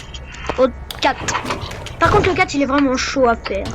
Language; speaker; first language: French; native; French